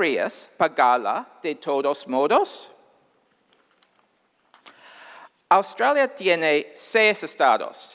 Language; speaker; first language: Spanish; non-native, fluent; English